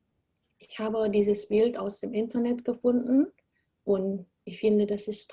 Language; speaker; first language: German; non-native, fluent; Indonesian